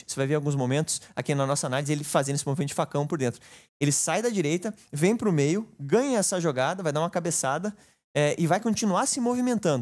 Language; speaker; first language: Portuguese; native; Portuguese